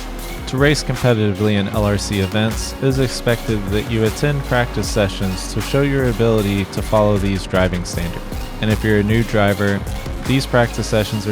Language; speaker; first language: English; native; English